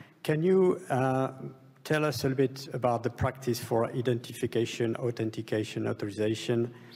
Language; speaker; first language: English; non-native, fluent; French